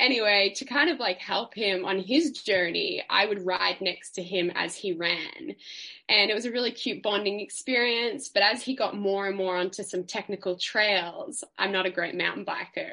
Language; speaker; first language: English; native; English